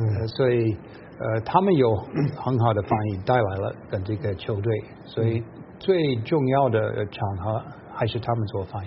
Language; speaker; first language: Chinese; non-native, fluent; English